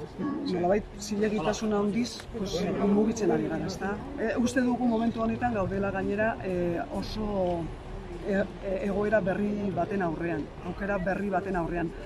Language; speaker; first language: Basque; non-native, local second language; Spanish